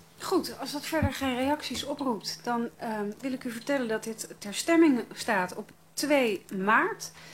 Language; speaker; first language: Dutch; native; Dutch